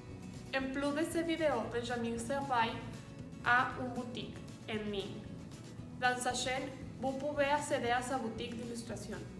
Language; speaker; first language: French; non-native, learner; Spanish